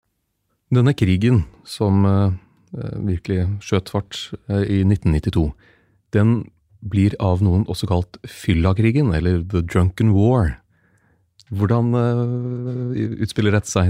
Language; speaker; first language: Norwegian; native; Norwegian